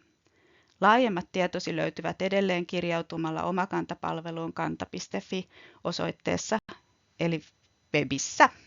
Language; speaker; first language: Finnish; native; Finnish